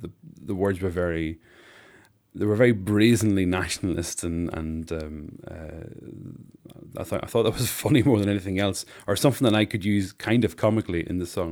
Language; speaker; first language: English; native; English